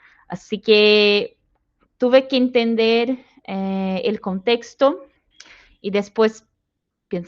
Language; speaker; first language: Spanish; non-native, fluent; Portuguese